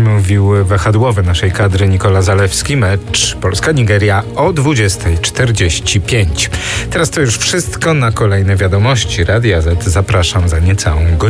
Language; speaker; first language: Polish; native; Polish